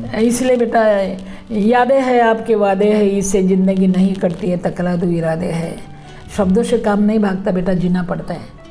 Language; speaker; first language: Hindi; non-native, local second language; Marathi